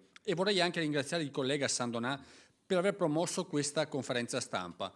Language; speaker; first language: Italian; native; Italian